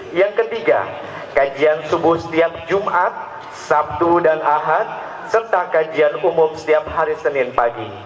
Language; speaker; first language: Indonesian; native; Indonesian